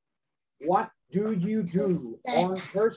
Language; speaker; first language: English; non-native, fluent; Vietnamese